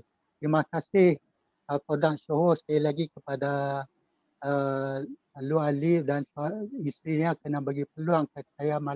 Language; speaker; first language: Malay; native; Malay